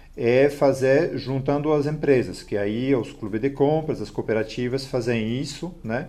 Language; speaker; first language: Portuguese; non-native, fluent; French